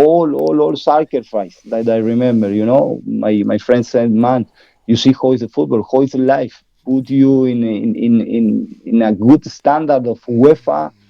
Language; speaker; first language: English; non-native, learner; Spanish